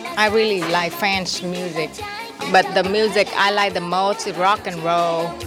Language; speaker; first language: English; non-native, learner; Vietnamese